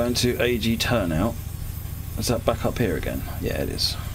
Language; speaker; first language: English; native; English